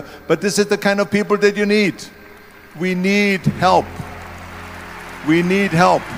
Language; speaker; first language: English; non-native, fluent; German